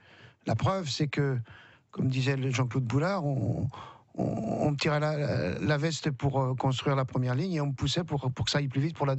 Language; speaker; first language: French; native; French